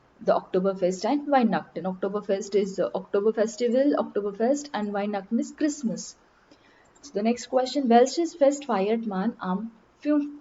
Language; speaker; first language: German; non-native, learner; Marathi